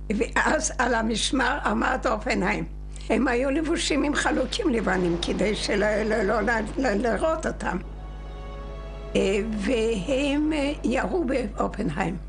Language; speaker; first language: Hebrew; non-native, fluent; Yiddish